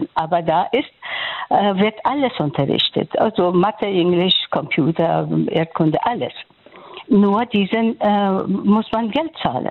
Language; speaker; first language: German; non-native, learner; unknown